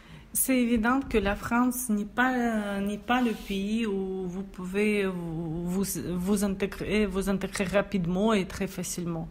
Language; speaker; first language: French; non-native, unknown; Russian